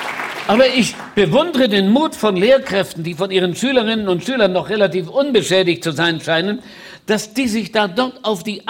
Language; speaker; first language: German; native; German